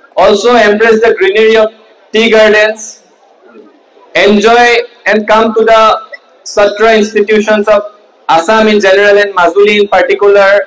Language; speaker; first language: English; non-native, local second language; Assamese